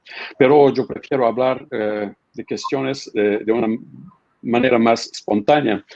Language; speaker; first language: Spanish; non-native, fluent; Portuguese